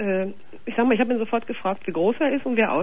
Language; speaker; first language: German; native; German